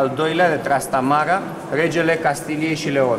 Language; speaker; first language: Romanian; native; Romanian